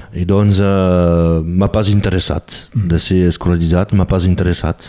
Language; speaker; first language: Catalan; non-native, local second language; French